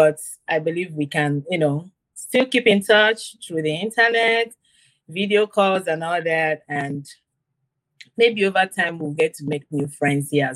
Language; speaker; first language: English; non-native, local second language; Igbo